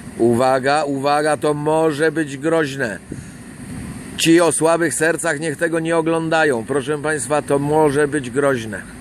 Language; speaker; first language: Polish; native; Polish